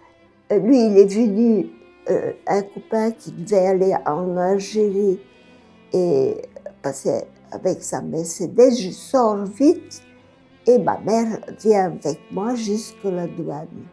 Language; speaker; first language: French; non-native, fluent; Bulgarian